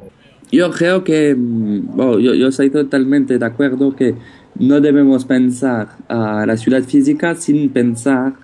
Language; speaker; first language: Spanish; non-native, fluent; French